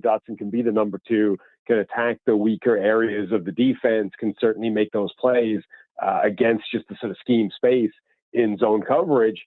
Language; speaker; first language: English; native; English